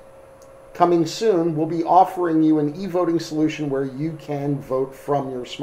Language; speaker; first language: English; native; English